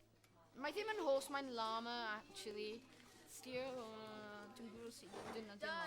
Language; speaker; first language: Welsh; non-native, local second language; English